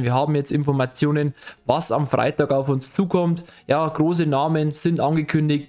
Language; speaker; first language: German; native; German